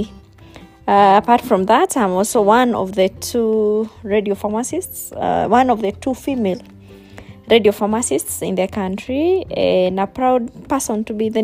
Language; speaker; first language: English; non-native, local second language; Kikuyu